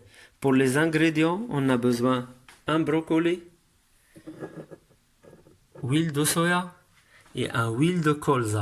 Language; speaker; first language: French; non-native, learner; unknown